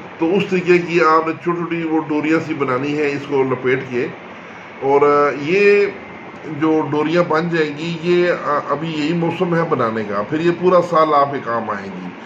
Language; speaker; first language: Urdu; non-native, local second language; Punjabi